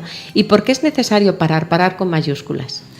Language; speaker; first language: Spanish; native; Spanish